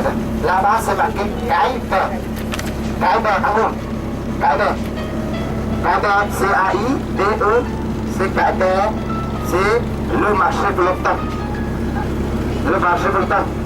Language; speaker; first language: French; non-native, learner; Vietnamese